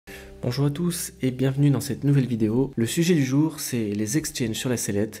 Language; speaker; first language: French; native; French